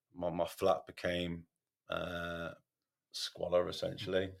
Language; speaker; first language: English; native; English